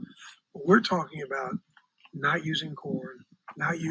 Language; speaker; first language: English; native; English